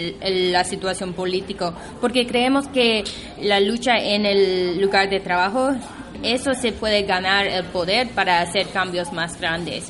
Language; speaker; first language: Spanish; non-native, fluent; English